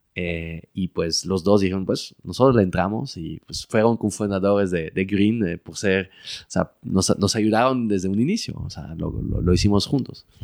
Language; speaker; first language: Spanish; early bilingual, heritage; French